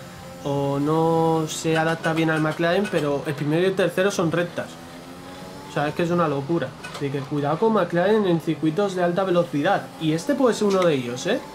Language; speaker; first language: Spanish; native; Spanish